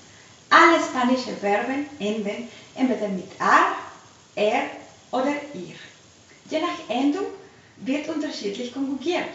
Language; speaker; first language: German; non-native, fluent; Spanish